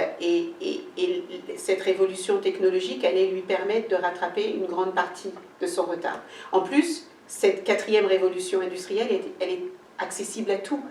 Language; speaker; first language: French; early bilingual, other home language; Kabuverdianu